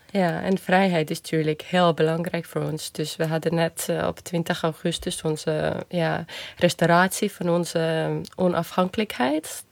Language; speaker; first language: Dutch; non-native, fluent; Estonian